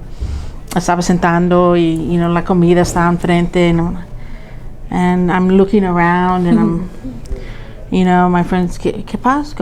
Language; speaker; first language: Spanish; early bilingual, heritage; Spanish